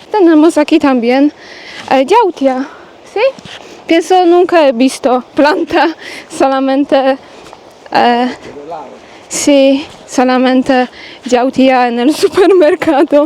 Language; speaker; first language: Spanish; non-native, learner; Polish